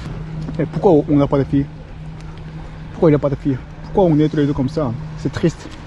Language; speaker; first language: French; non-native, learner; Korean